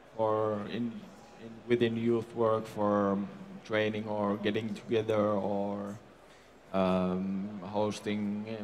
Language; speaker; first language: English; non-native, fluent; Finnish